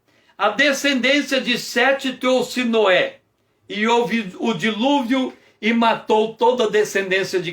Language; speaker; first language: Portuguese; native; Portuguese